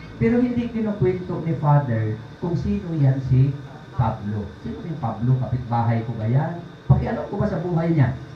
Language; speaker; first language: Filipino; non-native, local second language; Cebuano